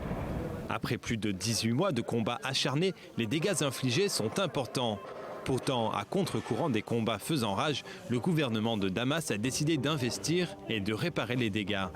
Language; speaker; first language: French; native; French